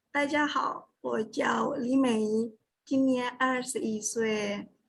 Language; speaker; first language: Chinese; non-native, fluent; Indonesian